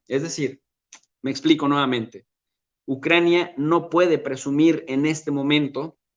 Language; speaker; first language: Spanish; native; Spanish